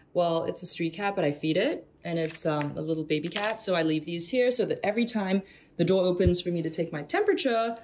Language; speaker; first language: English; non-native, local second language; Cantonese